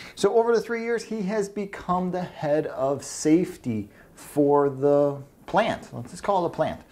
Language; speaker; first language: English; native; English